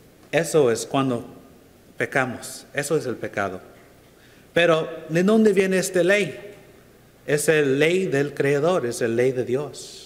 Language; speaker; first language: Spanish; non-native, fluent; English